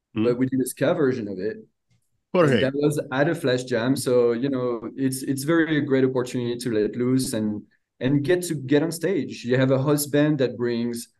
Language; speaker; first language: English; non-native, fluent; French